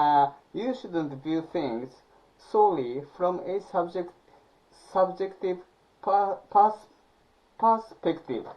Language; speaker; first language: English; non-native, learner; Japanese